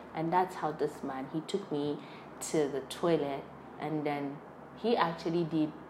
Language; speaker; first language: English; non-native, local second language; Hausa